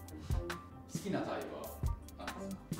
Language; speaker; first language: Japanese; native; Japanese